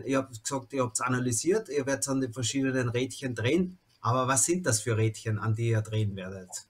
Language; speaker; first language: German; native; German